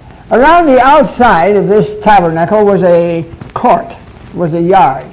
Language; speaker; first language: English; early bilingual, other home language; Chinese